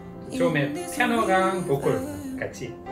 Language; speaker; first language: Korean; non-native, learner; Dutch